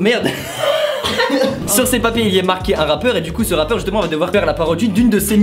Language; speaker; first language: French; native; French